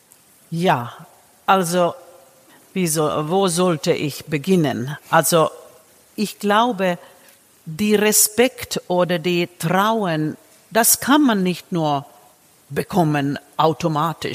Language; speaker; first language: German; non-native, fluent; Finnish